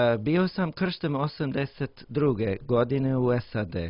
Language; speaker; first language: Croatian; non-native, learner; English